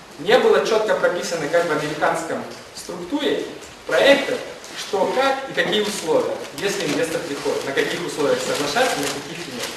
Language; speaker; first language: Russian; non-native, local second language; Ukrainian